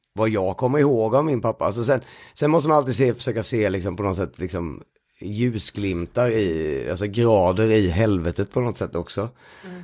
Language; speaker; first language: Swedish; native; Swedish